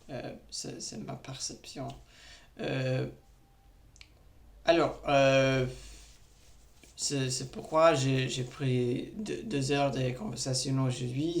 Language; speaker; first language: French; non-native, learner; English